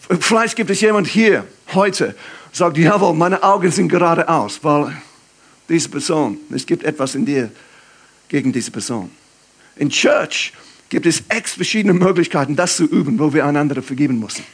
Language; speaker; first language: German; non-native, fluent; English